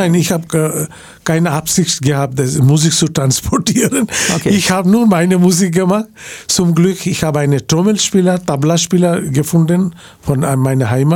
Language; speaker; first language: German; non-native, learner; Bangla